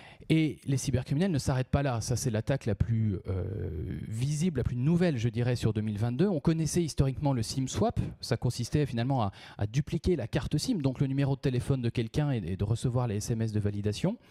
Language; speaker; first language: French; native; French